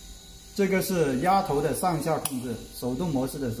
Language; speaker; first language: Chinese; native; Chinese